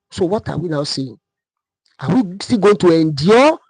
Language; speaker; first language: English; non-native, local second language; Yoruba